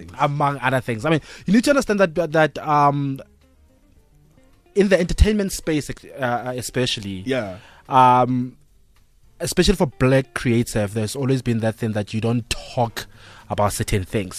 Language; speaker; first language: English; non-native, local second language; Tswana